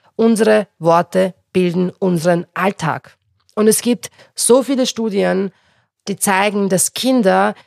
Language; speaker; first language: German; non-native, local second language; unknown